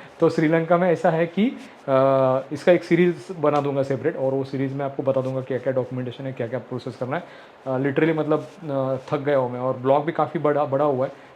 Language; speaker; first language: Hindi; non-native, local second language; Marathi